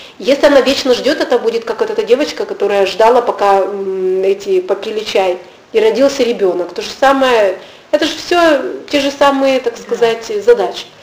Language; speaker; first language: Russian; native; Russian